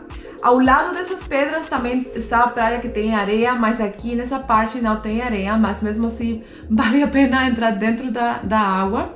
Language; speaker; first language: Portuguese; non-native, fluent; Spanish